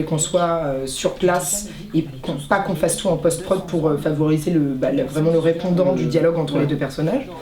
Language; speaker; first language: French; native; French